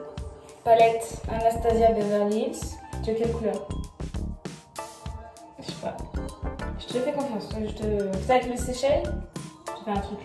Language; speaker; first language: French; native; French